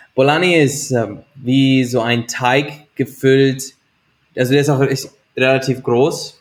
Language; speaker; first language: German; native; German